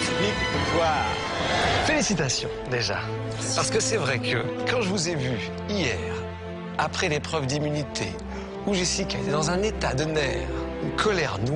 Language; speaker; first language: French; native; French